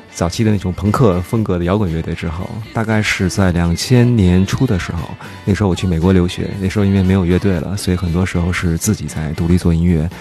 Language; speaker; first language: Chinese; native; Chinese